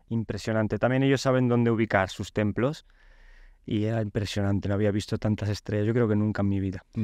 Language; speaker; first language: Spanish; early bilingual, other home language; Polish